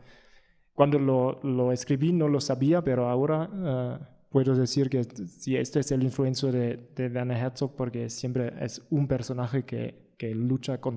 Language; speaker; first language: Spanish; non-native, learner; German